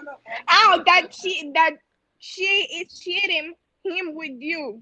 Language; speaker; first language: English; non-native, local second language; Spanish